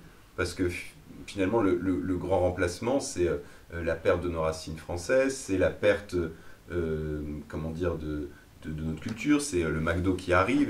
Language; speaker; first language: French; native; French